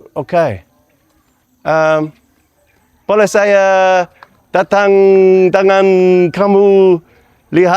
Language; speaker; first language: Indonesian; non-native, learner; English